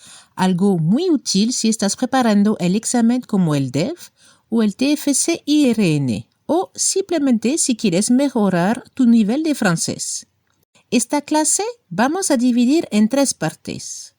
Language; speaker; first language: Spanish; non-native, fluent; French